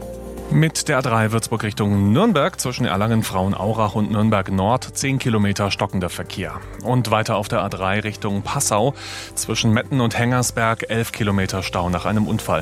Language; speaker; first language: German; native; German